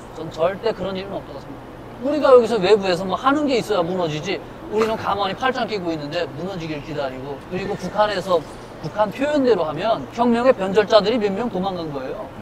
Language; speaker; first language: Korean; native; Korean